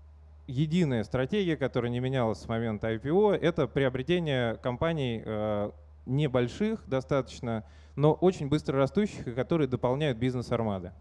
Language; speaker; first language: Russian; native; Russian